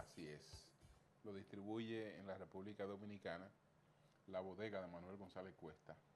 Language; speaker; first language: Spanish; native; Spanish